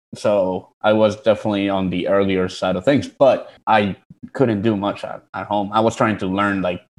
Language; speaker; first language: English; early bilingual, other home language; Spanish